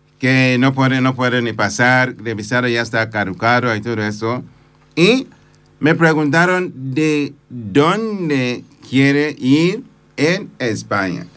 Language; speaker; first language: Spanish; non-native, fluent; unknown